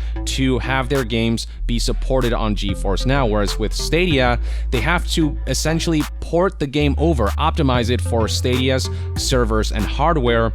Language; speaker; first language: English; native; English